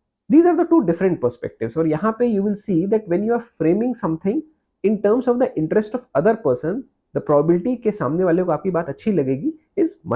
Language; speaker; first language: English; non-native, local second language; Hindi